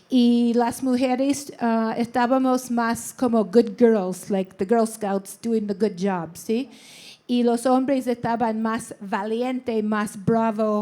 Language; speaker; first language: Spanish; non-native, learner; English